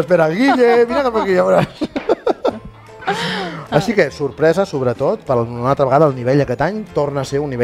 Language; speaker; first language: Catalan; native; Catalan